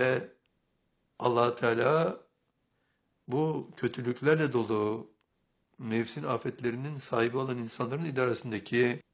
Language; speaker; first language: Turkish; native; Turkish